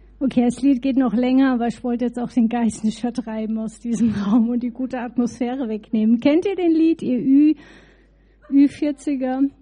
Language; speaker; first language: German; native; German